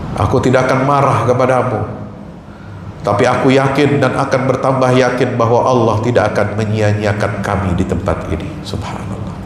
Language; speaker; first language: Indonesian; native; Indonesian